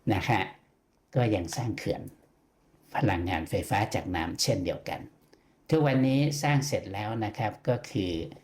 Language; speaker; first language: Thai; native; Thai